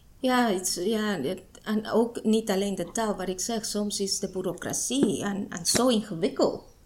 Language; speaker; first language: Dutch; non-native, fluent; Spanish